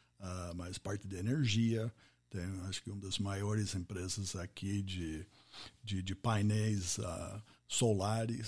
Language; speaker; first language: Portuguese; non-native, fluent; English